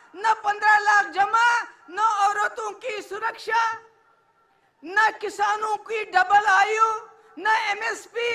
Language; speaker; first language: Hindi; native; Hindi